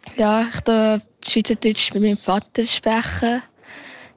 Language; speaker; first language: German; early bilingual, heritage; Thai